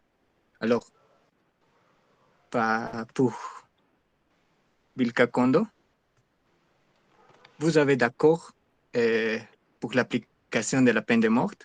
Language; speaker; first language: French; non-native, learner; Spanish